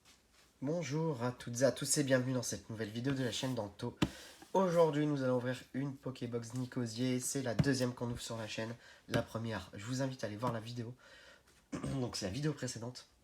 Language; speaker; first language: French; native; French